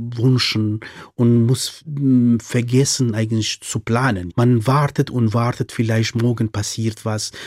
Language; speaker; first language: German; non-native, fluent; Arabic